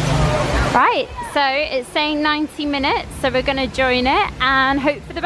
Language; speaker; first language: English; native; English